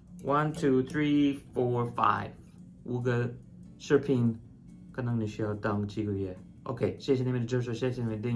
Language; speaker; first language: Chinese; non-native, fluent; English